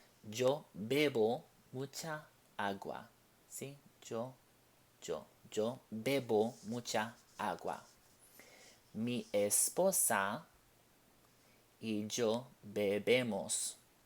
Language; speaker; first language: Spanish; non-native, fluent; English